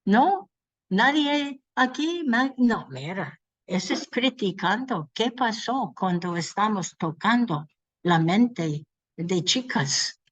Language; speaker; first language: Spanish; non-native, learner; English